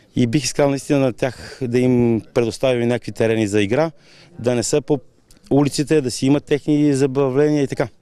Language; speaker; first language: Bulgarian; native; Bulgarian